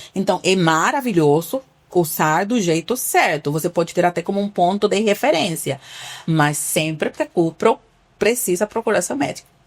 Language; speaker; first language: Portuguese; non-native, fluent; Spanish